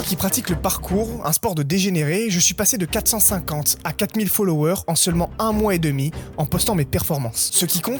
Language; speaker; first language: French; native; French